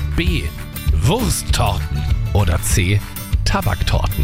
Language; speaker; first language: German; native; German